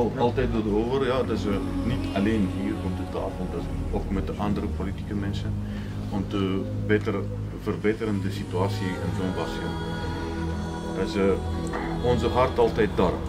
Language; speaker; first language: Dutch; non-native, learner; Russian